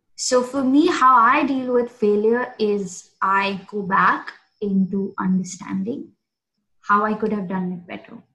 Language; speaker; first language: English; non-native, local second language; Hindi